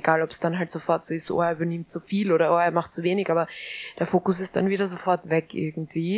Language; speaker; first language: German; native; German